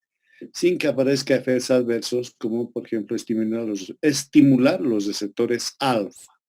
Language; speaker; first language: Spanish; native; Spanish